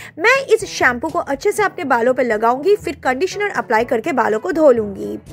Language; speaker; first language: Hindi; non-native, local second language; Bangla